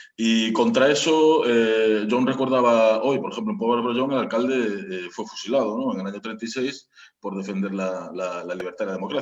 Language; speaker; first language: Spanish; native; Spanish